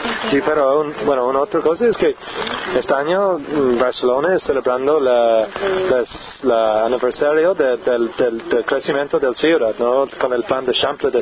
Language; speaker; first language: Spanish; non-native, learner; English